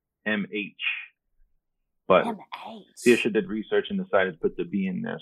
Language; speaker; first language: English; early bilingual, other home language; Spanish